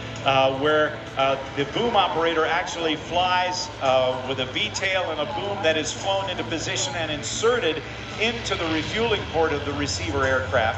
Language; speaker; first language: English; native; English